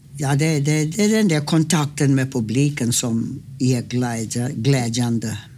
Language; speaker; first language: Swedish; non-native, fluent; English